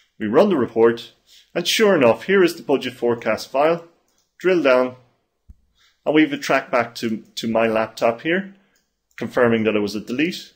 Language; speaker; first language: English; native; English